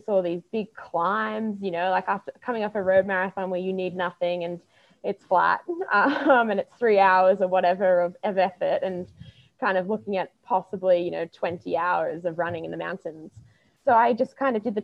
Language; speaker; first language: English; native; English